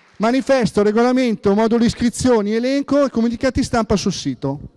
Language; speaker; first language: Italian; native; Italian